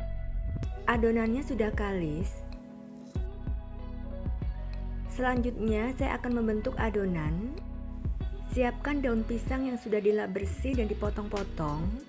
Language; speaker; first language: Indonesian; native; Indonesian